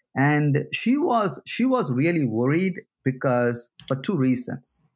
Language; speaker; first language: English; non-native, local second language; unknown